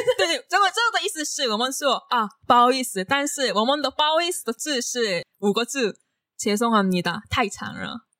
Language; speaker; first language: Chinese; non-native, learner; Korean